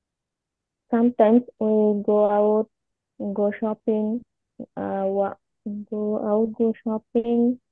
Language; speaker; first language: English; non-native, learner; Bangla